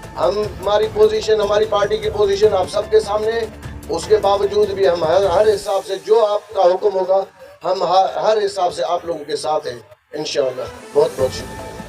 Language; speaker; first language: Urdu; non-native, local second language; Sindhi